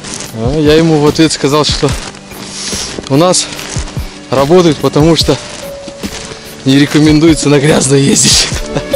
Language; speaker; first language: Russian; native; Russian